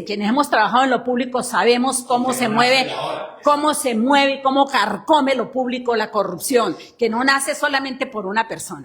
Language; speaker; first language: Spanish; native; Spanish